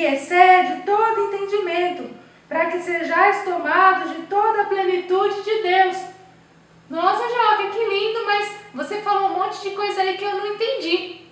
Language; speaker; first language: Portuguese; native; Portuguese